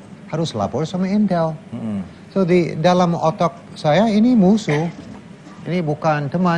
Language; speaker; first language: Indonesian; non-native, learner; English